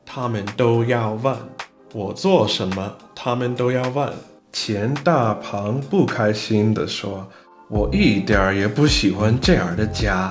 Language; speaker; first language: Chinese; non-native, fluent; English